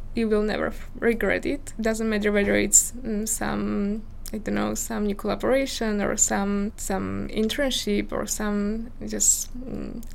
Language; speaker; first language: English; non-native, fluent; Slovak